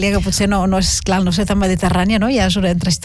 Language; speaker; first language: Catalan; native; Catalan